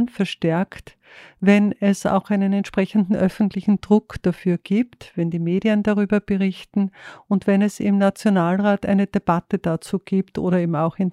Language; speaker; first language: German; native; German